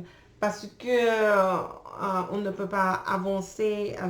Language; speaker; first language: French; non-native, learner; English